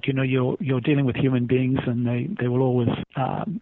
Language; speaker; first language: English; native; English